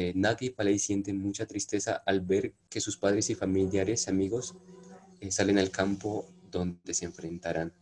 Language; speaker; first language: Spanish; non-native, local second language; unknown